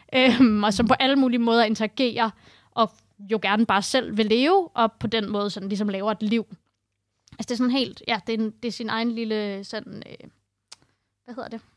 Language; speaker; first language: Danish; native; Danish